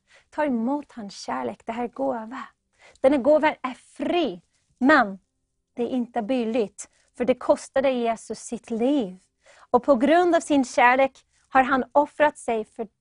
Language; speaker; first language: Swedish; non-native, fluent; English